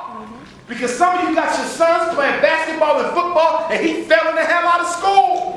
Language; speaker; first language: English; native; English